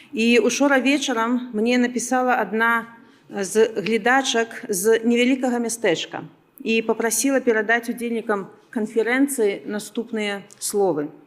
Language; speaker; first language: Belarusian; non-native, local second language; Russian